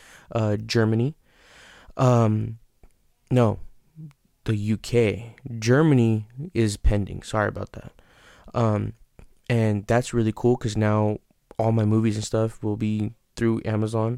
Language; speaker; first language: English; native; English